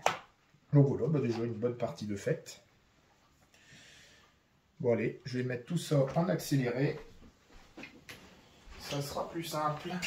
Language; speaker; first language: French; native; French